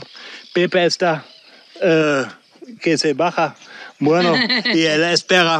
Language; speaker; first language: Spanish; non-native, local second language; German